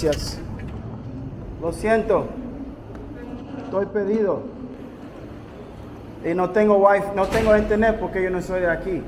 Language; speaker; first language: Spanish; non-native, learner; English